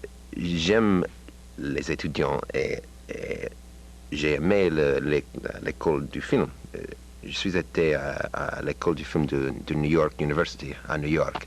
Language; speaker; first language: French; non-native, learner; English